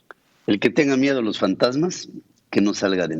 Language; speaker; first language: Spanish; native; Spanish